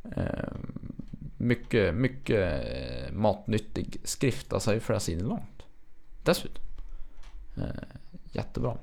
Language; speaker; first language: Swedish; native; Swedish